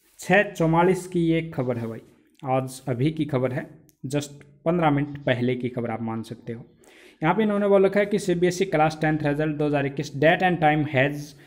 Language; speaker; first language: Hindi; native; Hindi